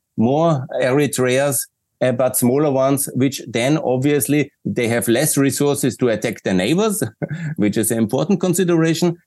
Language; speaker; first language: English; non-native, fluent; German